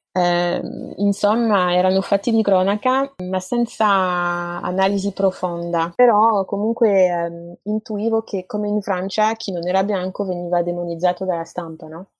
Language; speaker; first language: Italian; non-native, fluent; French